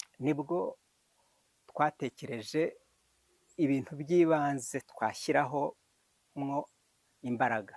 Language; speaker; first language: Kinyarwanda; early bilingual, heritage; Kinyarwanda